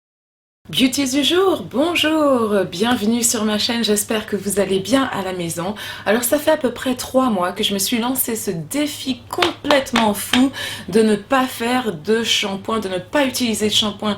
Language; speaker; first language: French; native; French